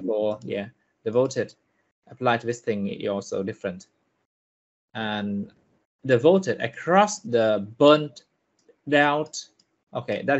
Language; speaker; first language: English; non-native, fluent; Vietnamese